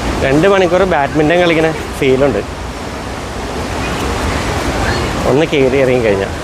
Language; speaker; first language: Malayalam; native; Malayalam